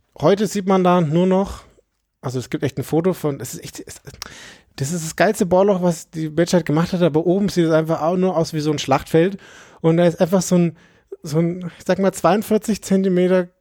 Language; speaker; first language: German; native; German